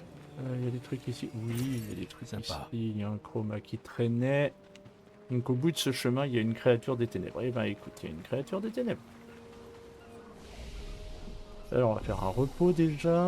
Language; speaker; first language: French; native; French